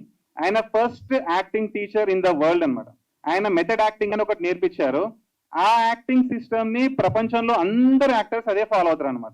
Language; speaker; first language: Telugu; native; Telugu